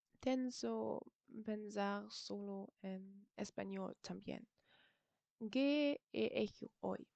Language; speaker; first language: Spanish; non-native, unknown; German